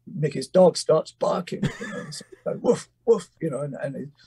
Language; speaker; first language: English; native; English